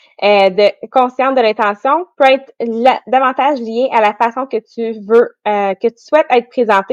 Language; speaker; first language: French; native; French